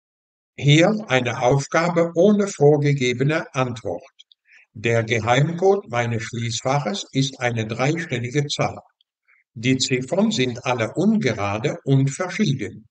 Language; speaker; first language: German; non-native, fluent; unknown